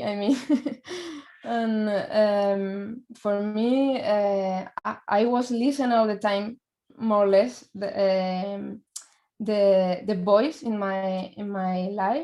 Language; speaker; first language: English; non-native, learner; Spanish